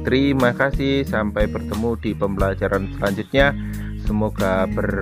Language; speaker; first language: Indonesian; native; Indonesian